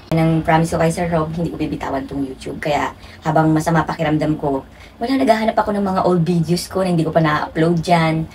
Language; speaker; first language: Filipino; native; Filipino